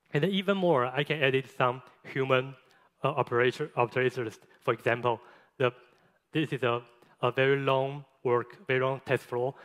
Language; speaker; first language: English; non-native, fluent; Chinese